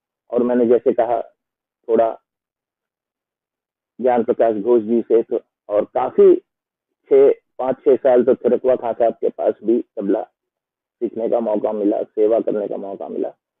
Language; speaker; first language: Hindi; non-native, local second language; Bangla